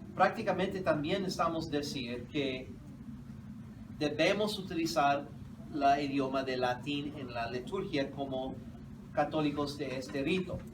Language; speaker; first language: Spanish; non-native, fluent; English